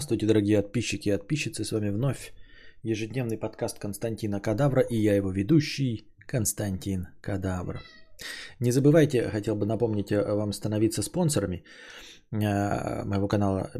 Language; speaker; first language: Russian; native; Russian